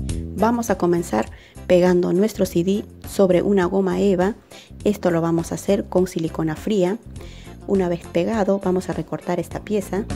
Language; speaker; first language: Spanish; native; Spanish